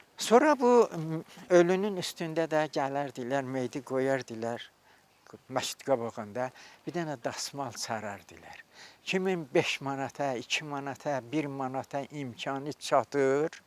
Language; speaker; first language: Azerbaijani; non-native, local second language; Talysh